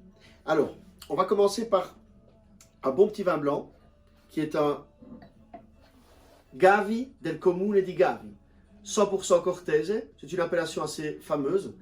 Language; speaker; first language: French; native; French